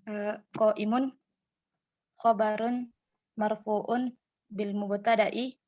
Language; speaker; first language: Arabic; non-native, learner; Indonesian